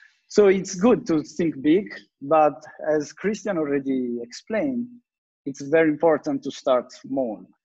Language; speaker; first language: English; non-native, fluent; Italian